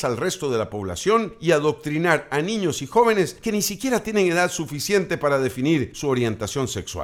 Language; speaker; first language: Spanish; native; Spanish